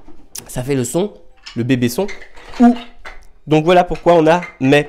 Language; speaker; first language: French; native; French